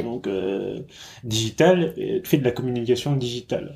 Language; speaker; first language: French; native; French